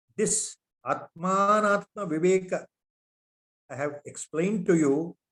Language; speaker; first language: English; non-native, local second language; Kannada